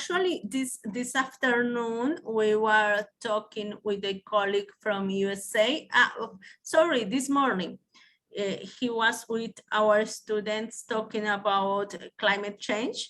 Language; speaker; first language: English; non-native, learner; Spanish